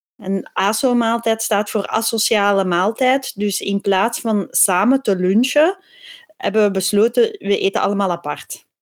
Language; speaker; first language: Dutch; native; Dutch